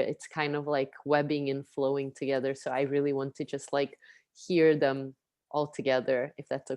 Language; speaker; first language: English; non-native, fluent; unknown